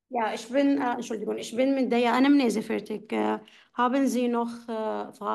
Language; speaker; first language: German; non-native, fluent; Arabic